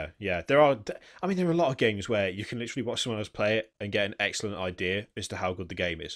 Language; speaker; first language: English; native; English